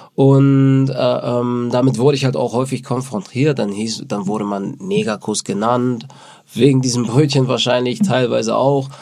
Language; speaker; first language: German; native; German